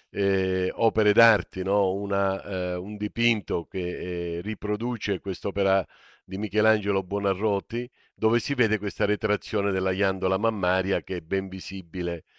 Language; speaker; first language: Italian; native; Italian